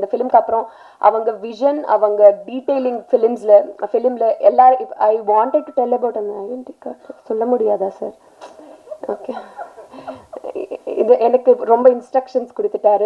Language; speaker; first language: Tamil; non-native, learner; Telugu